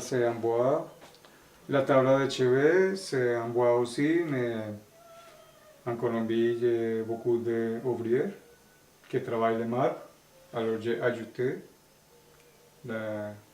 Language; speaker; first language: French; non-native, learner; Spanish